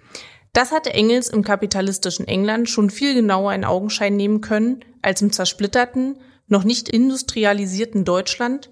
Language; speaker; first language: German; native; German